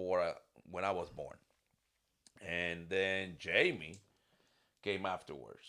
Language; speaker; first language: English; non-native, fluent; Spanish